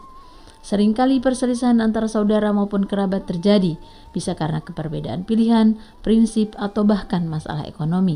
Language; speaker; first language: Indonesian; native; Indonesian